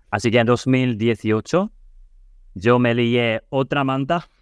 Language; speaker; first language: Spanish; non-native, fluent; Ukrainian